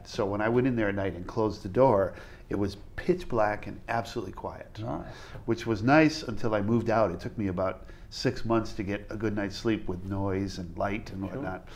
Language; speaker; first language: English; native; English